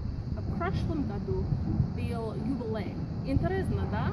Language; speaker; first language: Russian; non-native, fluent; English